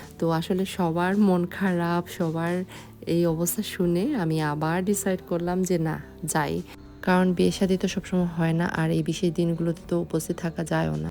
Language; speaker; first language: Bangla; native; Bangla